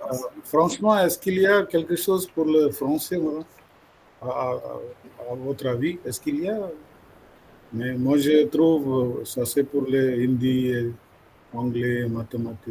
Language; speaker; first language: French; non-native, fluent; Malayalam